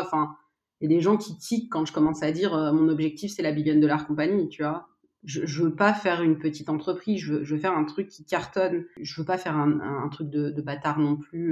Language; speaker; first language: French; native; French